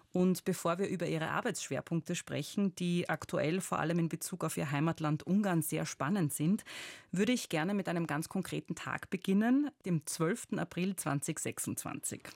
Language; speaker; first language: German; native; German